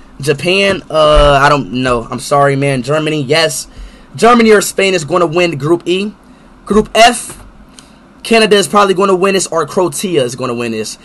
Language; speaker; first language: English; native; English